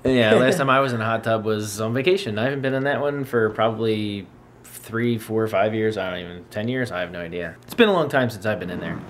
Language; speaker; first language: English; native; English